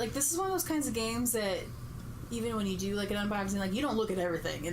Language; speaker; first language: English; native; English